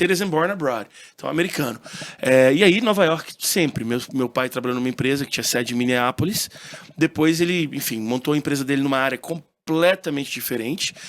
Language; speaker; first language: Portuguese; early bilingual, heritage; Portuguese